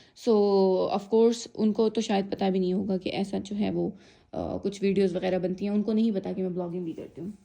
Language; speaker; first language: Urdu; native; Urdu